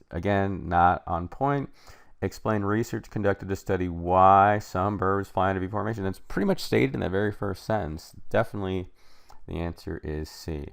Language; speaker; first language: English; native; English